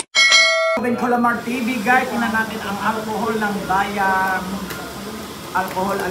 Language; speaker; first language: Filipino; native; Filipino